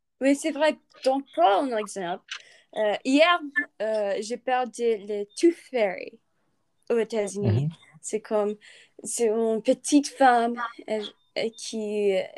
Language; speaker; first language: French; non-native, learner; English